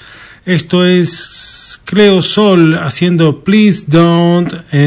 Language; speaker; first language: Spanish; native; Spanish